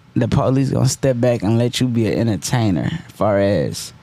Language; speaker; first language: English; native; English